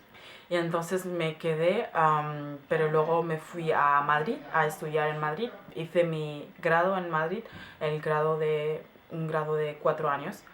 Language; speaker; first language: Spanish; non-native, fluent; German